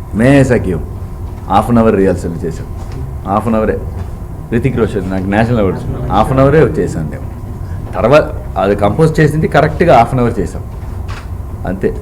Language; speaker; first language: Telugu; non-native, learner; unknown